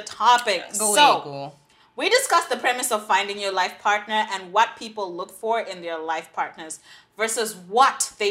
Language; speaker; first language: English; non-native, local second language; Shona